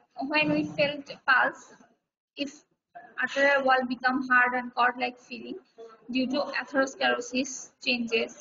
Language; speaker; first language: English; non-native, local second language; Bangla